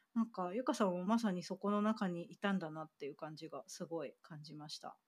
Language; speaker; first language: Japanese; early bilingual, other home language; English